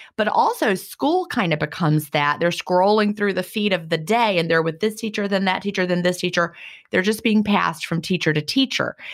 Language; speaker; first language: English; native; English